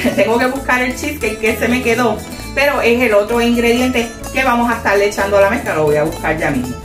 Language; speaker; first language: Spanish; native; Spanish